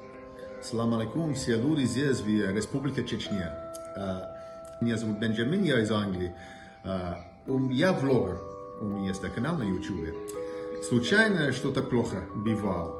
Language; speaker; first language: Russian; non-native, learner; English